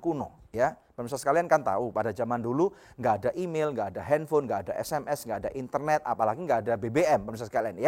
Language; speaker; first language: Indonesian; native; Indonesian